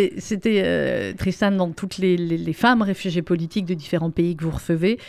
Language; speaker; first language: French; native; French